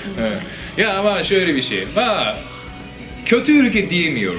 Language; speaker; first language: Turkish; non-native, fluent; Japanese